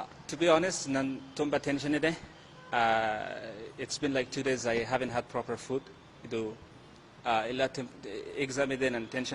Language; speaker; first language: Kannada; non-native, learner; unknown